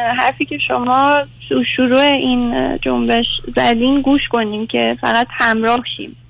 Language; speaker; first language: Persian; early bilingual, heritage; Persian